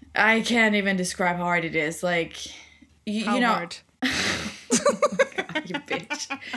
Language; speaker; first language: English; non-native, fluent; German